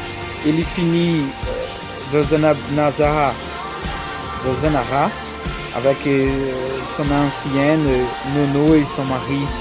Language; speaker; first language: French; non-native, learner; Portuguese